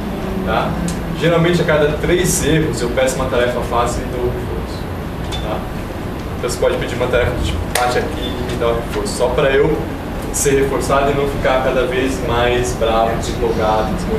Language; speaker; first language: Portuguese; native; Portuguese